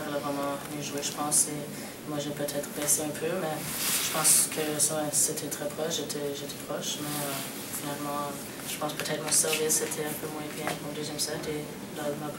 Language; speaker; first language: French; non-native, local second language; English